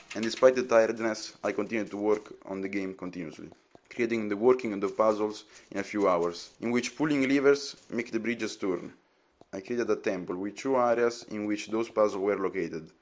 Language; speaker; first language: English; non-native, fluent; Italian